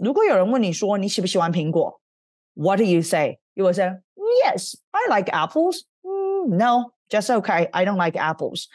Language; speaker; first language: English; non-native, fluent; Chinese